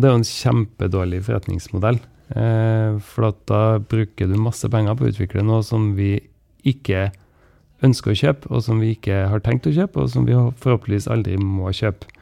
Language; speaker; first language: Norwegian; native; Norwegian